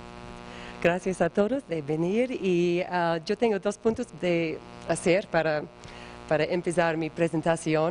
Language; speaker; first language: Spanish; non-native, learner; English